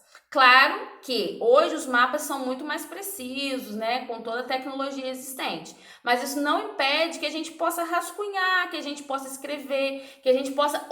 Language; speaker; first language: Portuguese; native; Portuguese